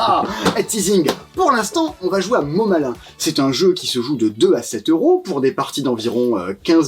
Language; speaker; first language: French; native; French